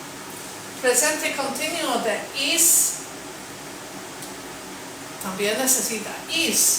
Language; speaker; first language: Spanish; non-native, fluent; English